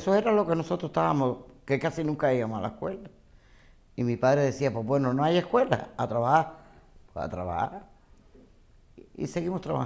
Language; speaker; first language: Spanish; native; Spanish